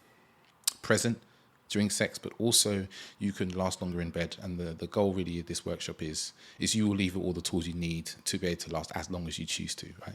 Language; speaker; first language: English; native; English